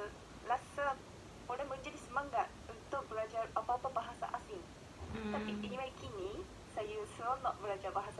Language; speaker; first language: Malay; non-native, fluent; Japanese